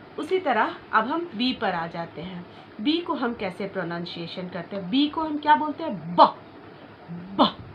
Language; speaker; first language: Hindi; native; Hindi